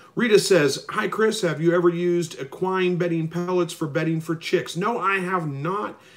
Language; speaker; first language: English; native; English